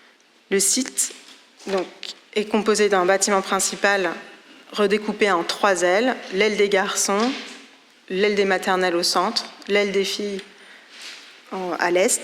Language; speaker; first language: French; native; French